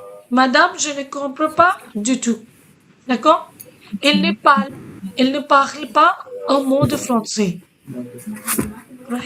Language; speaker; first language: French; non-native, fluent; Hindi